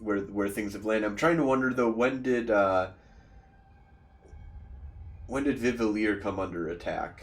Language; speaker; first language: English; native; English